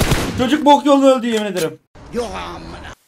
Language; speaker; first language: Turkish; native; Turkish